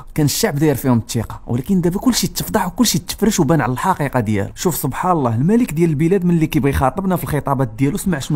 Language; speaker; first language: Arabic; native; Arabic